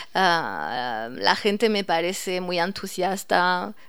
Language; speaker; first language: Spanish; non-native, fluent; French